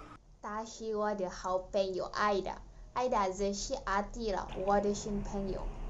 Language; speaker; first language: Chinese; non-native, learner; Malay